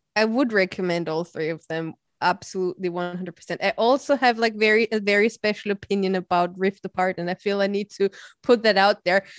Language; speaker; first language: English; non-native, fluent; German